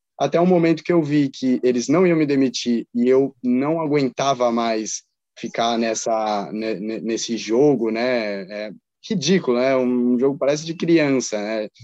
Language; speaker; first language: Portuguese; native; Portuguese